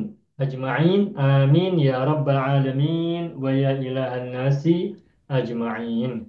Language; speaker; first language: Arabic; non-native, fluent; Indonesian